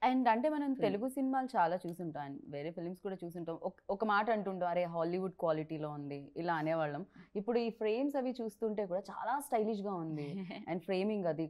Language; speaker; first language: Telugu; native; Telugu